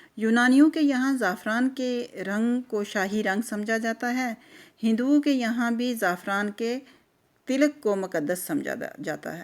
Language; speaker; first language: Urdu; non-native, local second language; Kashmiri